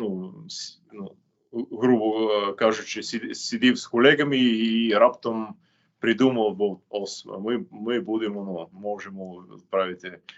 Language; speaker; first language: Ukrainian; non-native, fluent; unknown